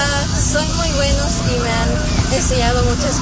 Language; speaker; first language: Spanish; early bilingual, heritage; Spanish